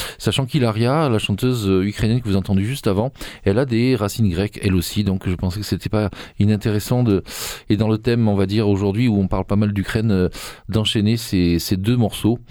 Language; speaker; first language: French; native; French